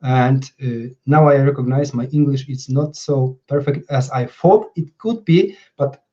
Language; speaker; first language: English; non-native, fluent; Polish